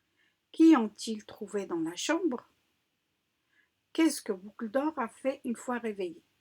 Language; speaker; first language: French; non-native, local second language; Arabic